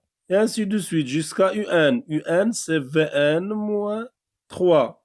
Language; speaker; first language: French; non-native, local second language; Arabic